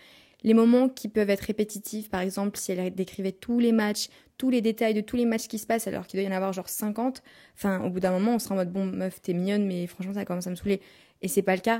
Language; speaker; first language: French; native; French